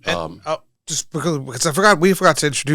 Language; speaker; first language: English; native; English